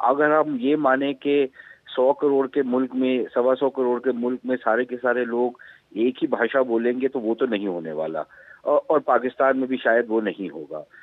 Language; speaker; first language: Hindi; native; Hindi